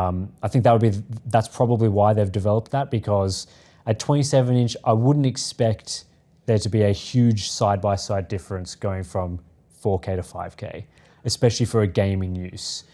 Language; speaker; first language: English; native; English